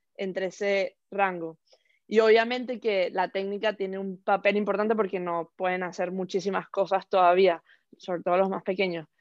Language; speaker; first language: Spanish; native; Spanish